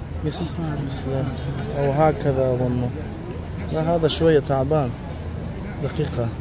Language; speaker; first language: Arabic; non-native, learner; Tajik